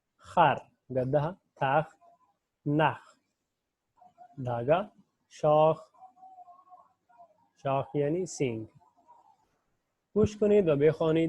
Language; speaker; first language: Persian; non-native, fluent; Urdu